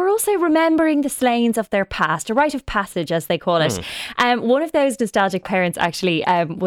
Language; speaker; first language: English; native; English